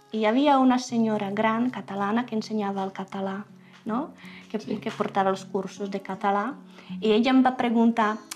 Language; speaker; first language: Catalan; non-native, fluent; Czech